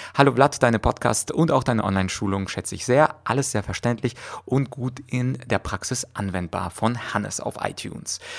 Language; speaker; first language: German; early bilingual, other home language; Russian